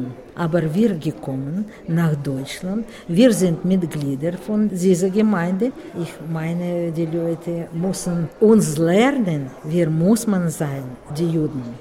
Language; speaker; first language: German; non-native, learner; Russian